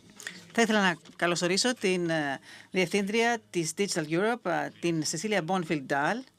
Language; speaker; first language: Greek; native; Greek